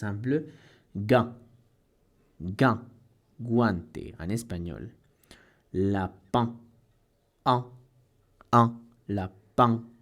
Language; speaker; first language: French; non-native, fluent; Spanish